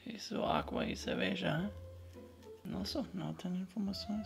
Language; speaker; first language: Portuguese; non-native, learner; German